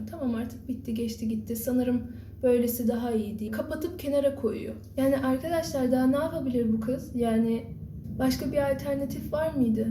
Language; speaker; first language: Turkish; early bilingual, heritage; Turkish